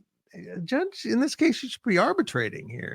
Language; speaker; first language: English; native; English